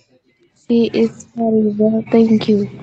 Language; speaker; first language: English; non-native, learner; Indonesian